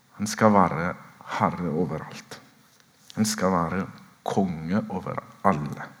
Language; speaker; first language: Norwegian; non-native, fluent; Oromo